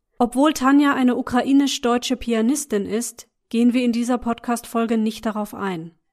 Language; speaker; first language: German; native; German